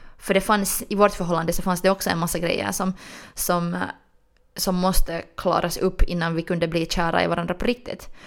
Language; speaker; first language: Swedish; native; Swedish